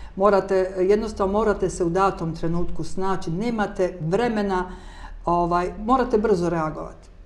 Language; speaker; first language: Croatian; native; Croatian